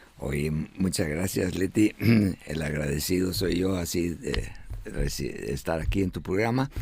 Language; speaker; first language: Spanish; non-native, fluent; Estonian